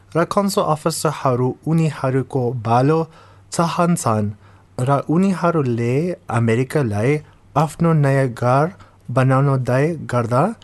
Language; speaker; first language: Nepali; non-native, fluent; English